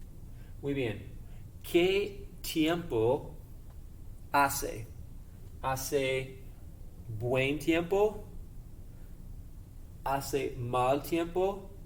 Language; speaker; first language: Spanish; non-native, fluent; English